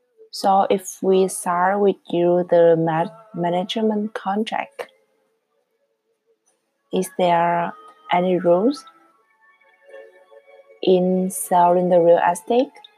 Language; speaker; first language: English; non-native, learner; Vietnamese